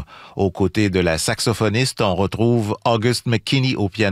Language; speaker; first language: French; native; French